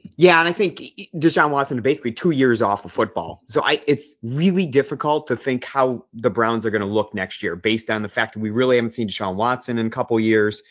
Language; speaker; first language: English; native; English